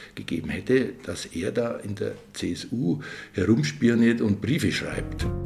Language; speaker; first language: German; native; German